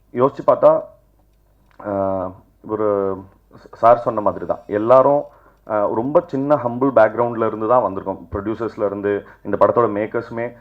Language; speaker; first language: Tamil; native; Tamil